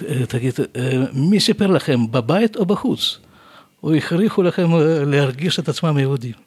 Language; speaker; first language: Hebrew; non-native, fluent; Russian